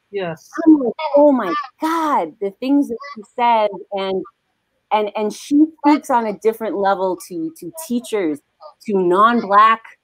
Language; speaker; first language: English; native; English